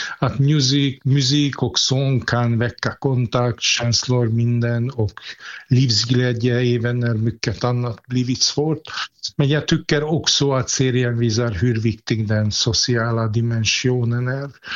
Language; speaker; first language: Swedish; non-native, fluent; Hungarian